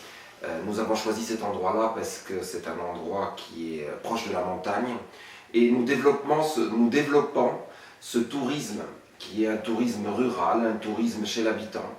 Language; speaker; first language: French; non-native, local second language; Arabic